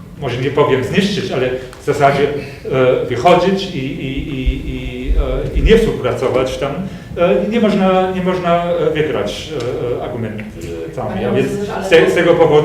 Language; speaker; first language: Polish; non-native, fluent; German